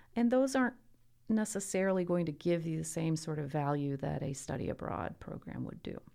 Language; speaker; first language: English; early bilingual, other home language; Italian